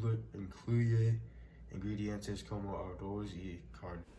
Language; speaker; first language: Spanish; non-native, learner; English